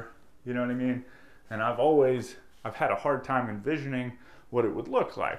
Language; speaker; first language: English; native; English